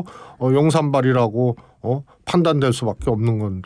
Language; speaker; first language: Korean; native; Korean